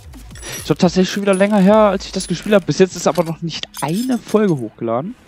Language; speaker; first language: German; native; German